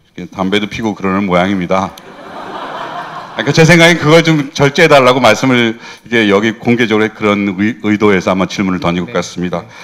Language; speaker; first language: Korean; non-native, fluent; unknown